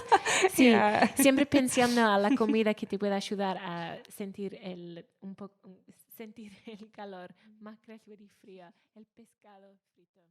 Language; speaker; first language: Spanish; non-native, learner; Welsh